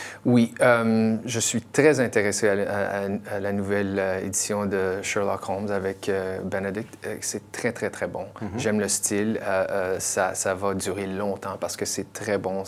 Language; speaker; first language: French; non-native, local second language; English